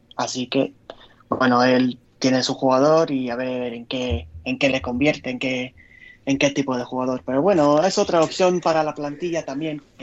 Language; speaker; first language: Spanish; non-native, fluent; English